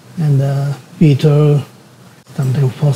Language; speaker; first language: English; non-native, learner; Japanese